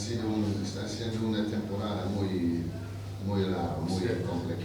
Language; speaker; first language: Spanish; non-native, fluent; English